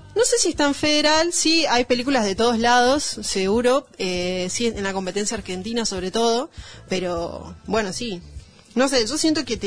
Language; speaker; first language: Spanish; native; Spanish